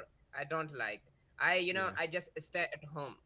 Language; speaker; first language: English; non-native, learner; Pashto